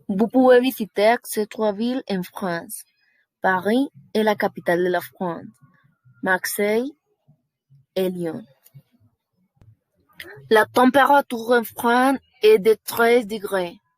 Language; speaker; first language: French; non-native, learner; Spanish